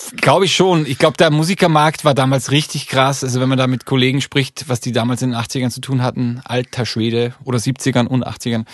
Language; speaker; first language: German; native; German